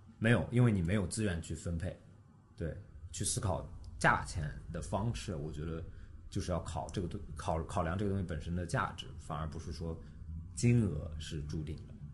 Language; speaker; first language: Chinese; early bilingual, heritage; Chinese